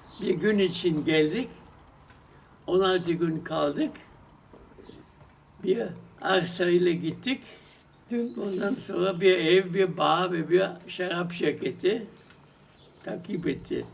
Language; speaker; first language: Turkish; non-native, fluent; German